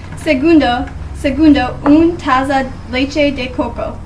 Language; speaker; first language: Spanish; non-native, learner; English